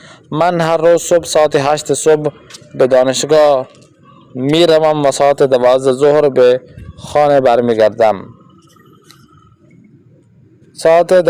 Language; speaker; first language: Persian; non-native, fluent; Urdu